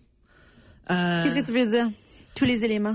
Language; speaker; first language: French; native; French